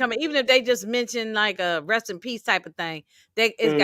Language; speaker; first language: English; native; English